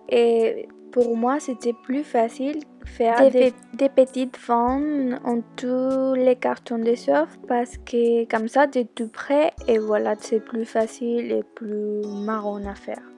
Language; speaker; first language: French; non-native, learner; Spanish